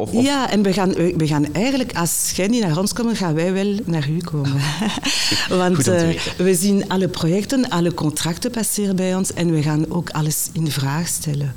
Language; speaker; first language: Dutch; non-native, local second language; French